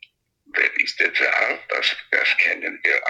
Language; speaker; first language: German; non-native, local second language; Italian